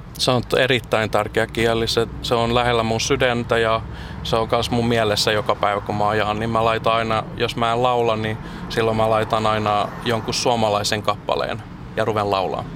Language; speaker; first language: Finnish; early bilingual, heritage; Finnish